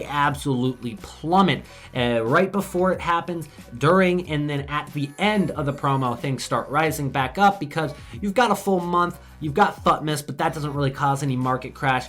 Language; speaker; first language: English; native; English